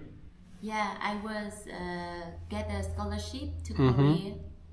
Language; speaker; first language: English; non-native, learner; Vietnamese